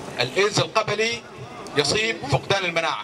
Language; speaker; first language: Arabic; native; Arabic